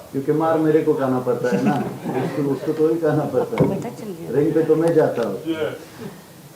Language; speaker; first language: Hindi; non-native, fluent; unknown